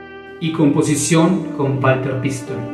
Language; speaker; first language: Spanish; native; Spanish